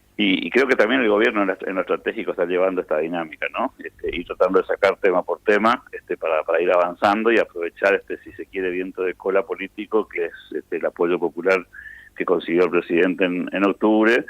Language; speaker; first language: Spanish; native; Spanish